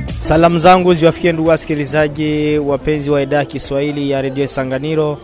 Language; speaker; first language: Swahili; non-native, local second language; Rundi